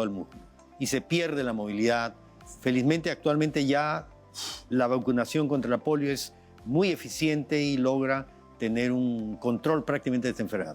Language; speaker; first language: Spanish; native; Spanish